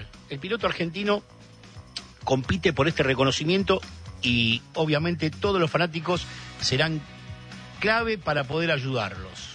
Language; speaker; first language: Spanish; native; Spanish